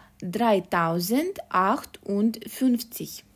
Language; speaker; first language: German; non-native, fluent; Russian